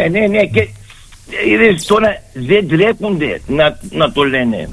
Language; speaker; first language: Greek; early bilingual, heritage; Greek